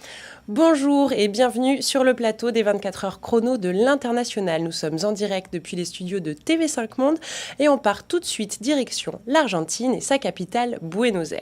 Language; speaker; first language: French; native; French